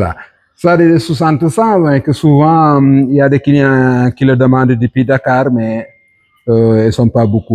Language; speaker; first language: French; non-native, local second language; Wolof